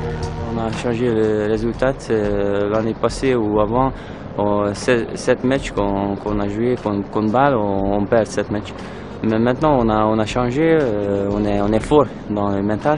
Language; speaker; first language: French; non-native, fluent; Hungarian